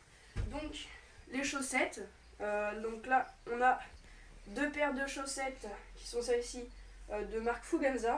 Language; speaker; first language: French; native; French